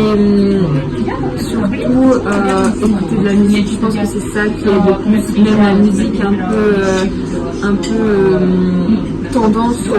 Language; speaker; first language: French; early bilingual, heritage; French